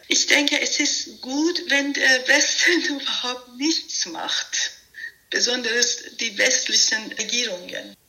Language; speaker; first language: German; non-native, fluent; Persian